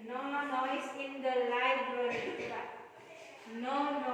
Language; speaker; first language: English; non-native, learner; Indonesian